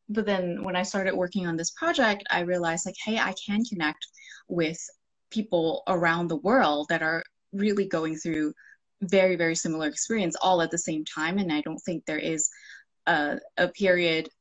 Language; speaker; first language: English; non-native, local second language; Cantonese